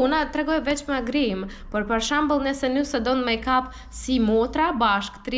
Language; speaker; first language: Albanian; non-native, learner; Russian